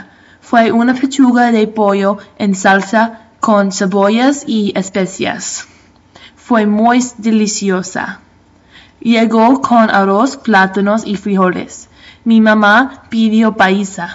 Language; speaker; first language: Spanish; non-native, learner; English